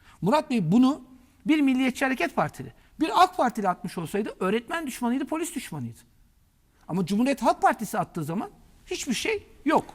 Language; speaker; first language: Turkish; native; Turkish